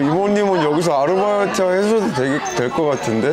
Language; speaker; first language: Korean; native; Korean